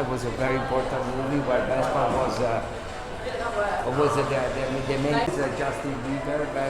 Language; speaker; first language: English; non-native, fluent; Italian